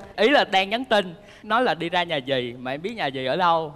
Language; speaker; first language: Vietnamese; native; Vietnamese